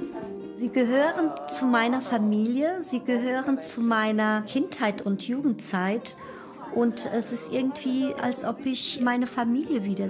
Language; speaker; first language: German; early bilingual, other home language; Portuguese